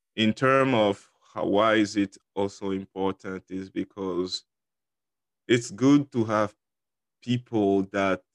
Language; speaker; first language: English; non-native, fluent; French